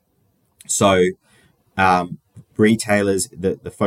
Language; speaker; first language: English; native; English